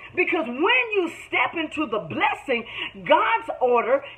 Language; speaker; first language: English; native; English